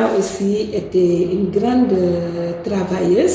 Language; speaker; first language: French; non-native, local second language; Wolof